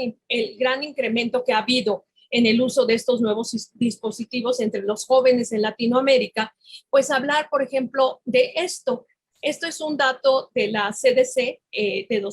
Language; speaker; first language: Spanish; native; Spanish